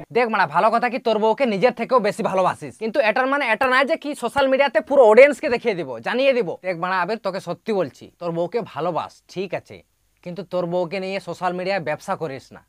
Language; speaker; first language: Bangla; non-native, local second language; Santali